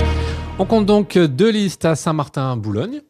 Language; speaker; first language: French; native; French